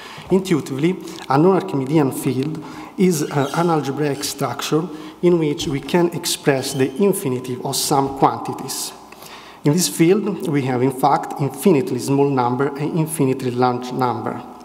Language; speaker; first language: English; non-native, fluent; Italian